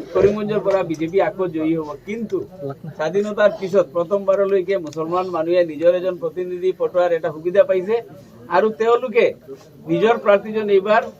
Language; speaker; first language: Assamese; non-native, local second language; Bangla